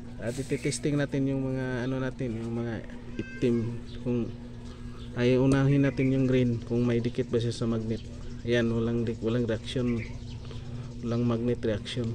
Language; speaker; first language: Filipino; non-native, local second language; Cebuano